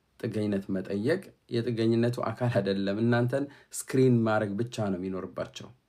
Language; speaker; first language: Amharic; native; Amharic